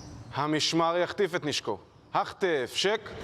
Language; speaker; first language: Hebrew; native; Hebrew